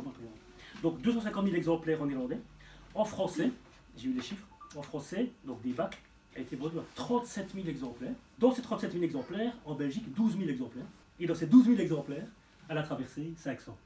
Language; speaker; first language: French; native; French